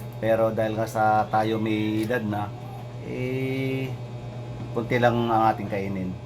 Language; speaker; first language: Filipino; native; Filipino